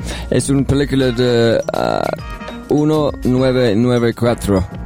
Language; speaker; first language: Spanish; non-native, learner; English